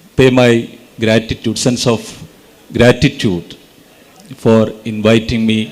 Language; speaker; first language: English; non-native, local second language; Malayalam